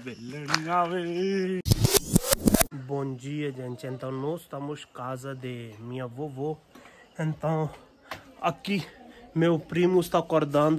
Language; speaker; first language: Portuguese; non-native, learner; Hindi